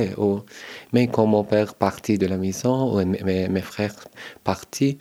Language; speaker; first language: French; non-native, learner; Arabic